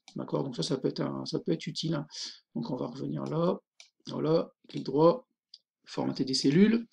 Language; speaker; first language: French; native; French